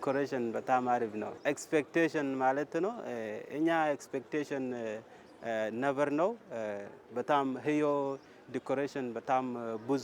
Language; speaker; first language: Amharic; non-native, learner; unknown